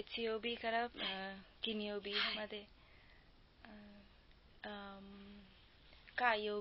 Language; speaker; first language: Japanese; non-native, learner; Bangla